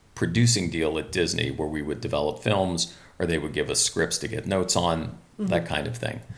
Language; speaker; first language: English; native; English